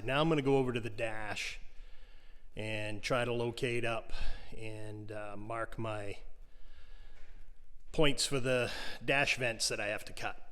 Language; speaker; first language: English; native; English